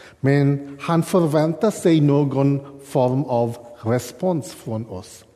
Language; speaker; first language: Swedish; non-native, fluent; English